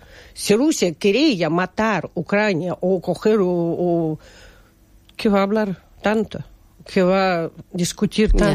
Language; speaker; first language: Spanish; non-native, learner; Russian